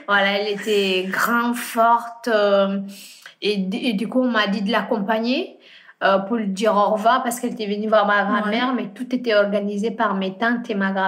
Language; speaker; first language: French; non-native, fluent; Fula